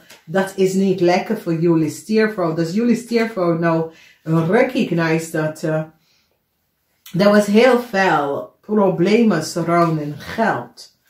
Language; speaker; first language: Dutch; non-native, fluent; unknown